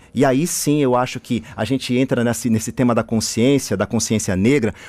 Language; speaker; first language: Portuguese; native; Portuguese